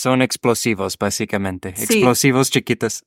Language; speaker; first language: Spanish; non-native, fluent; English